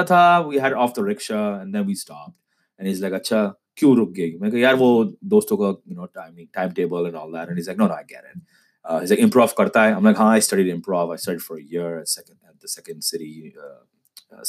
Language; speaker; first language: English; non-native, local second language; Urdu